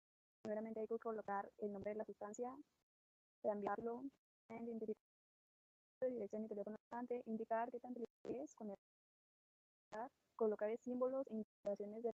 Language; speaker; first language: Spanish; native; Spanish